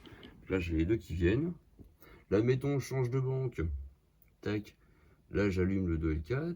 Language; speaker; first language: French; native; French